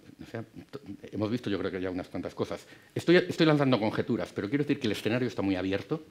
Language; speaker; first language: Spanish; native; Spanish